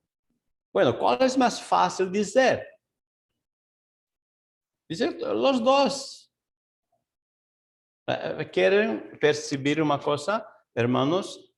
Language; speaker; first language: Portuguese; non-native, fluent; Spanish